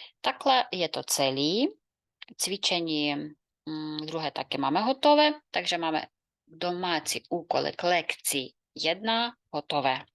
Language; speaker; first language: Czech; non-native, fluent; Ukrainian